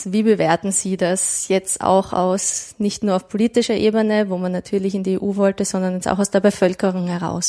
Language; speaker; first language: German; native; German